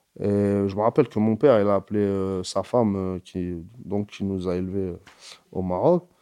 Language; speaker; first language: French; early bilingual, other home language; Arabic